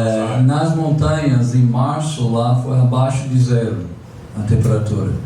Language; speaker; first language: Portuguese; non-native, fluent; English